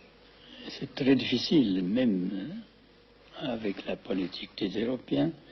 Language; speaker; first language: French; non-native, fluent; Amharic